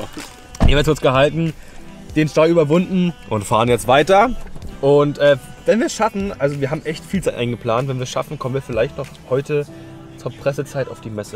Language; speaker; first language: German; native; German